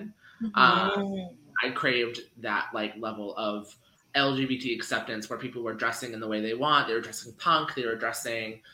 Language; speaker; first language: English; native; English